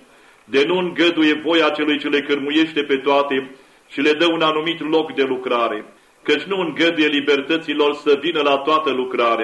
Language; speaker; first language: Romanian; native; Romanian